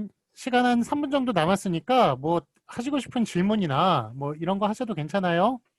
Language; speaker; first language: Korean; native; Korean